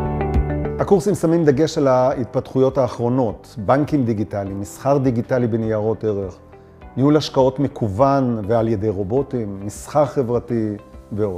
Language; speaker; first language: Hebrew; native; Hebrew